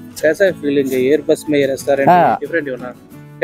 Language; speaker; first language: Hindi; non-native, local second language; Telugu